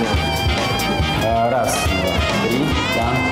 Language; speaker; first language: Russian; non-native, learner; Spanish